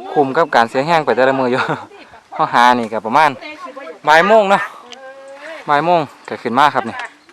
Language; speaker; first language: Thai; native; Thai